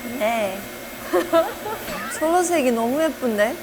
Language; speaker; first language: Korean; non-native, fluent; Chinese